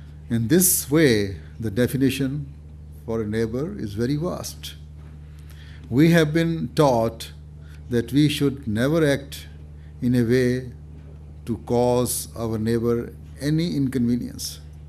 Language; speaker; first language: English; non-native, local second language; Urdu